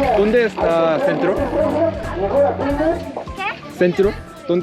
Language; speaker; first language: Spanish; non-native, learner; Korean